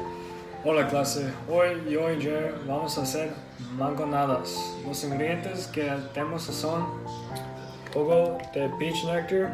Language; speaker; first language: Spanish; non-native, learner; English